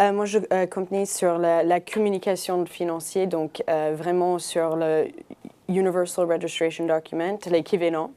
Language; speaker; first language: French; non-native, fluent; English